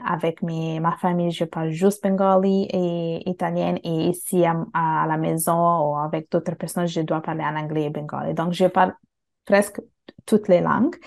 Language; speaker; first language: French; non-native, fluent; Bangla